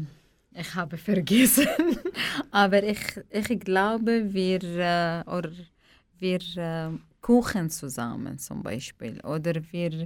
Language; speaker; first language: German; non-native, learner; Arabic